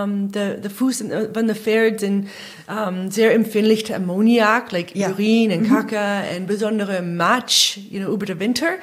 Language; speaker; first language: German; non-native, fluent; English